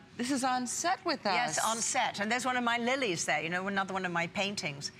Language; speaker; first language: English; native; English